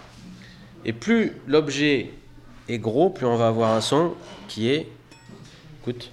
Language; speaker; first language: French; native; French